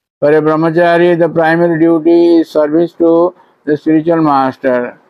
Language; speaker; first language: English; non-native, local second language; Odia